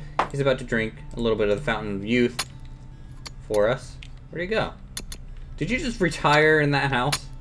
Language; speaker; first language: English; native; English